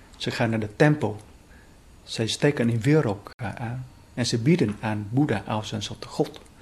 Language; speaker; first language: Dutch; non-native, fluent; Vietnamese